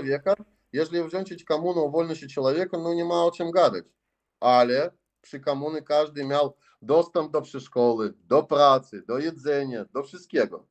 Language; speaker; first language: Polish; non-native, learner; Russian